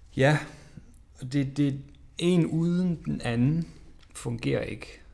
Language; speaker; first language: Danish; non-native, fluent; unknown